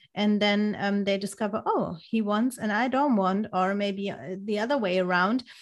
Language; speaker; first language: English; non-native, fluent; German